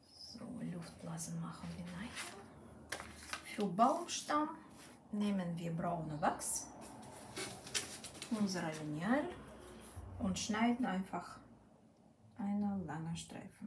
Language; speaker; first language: German; non-native, fluent; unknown